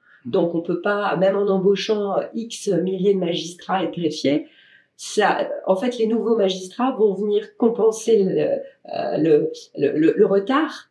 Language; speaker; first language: French; native; French